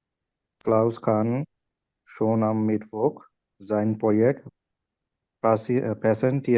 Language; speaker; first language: German; non-native, learner; Bangla